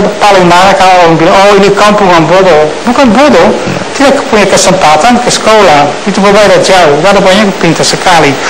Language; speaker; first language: Indonesian; non-native, fluent; Dutch